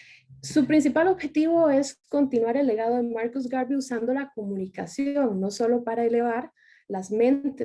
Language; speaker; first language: Spanish; native; Spanish